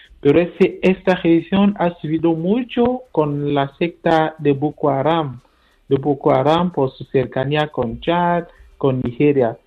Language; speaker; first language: Spanish; non-native, fluent; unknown